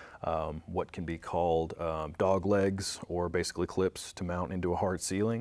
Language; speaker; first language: English; native; English